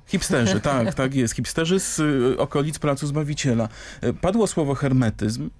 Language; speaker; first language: Polish; native; Polish